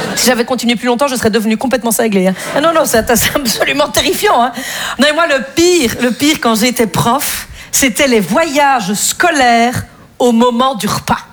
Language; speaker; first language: French; native; French